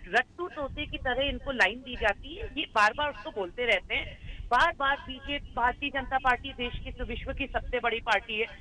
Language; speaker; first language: Hindi; native; Hindi